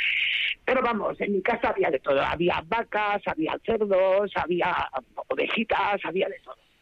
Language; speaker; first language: Spanish; native; Spanish